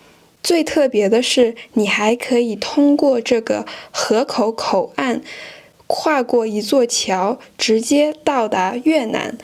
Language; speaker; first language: Chinese; non-native, fluent; French